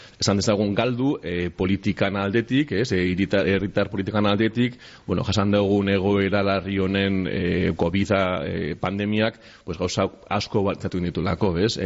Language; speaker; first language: Basque; non-native, local second language; Spanish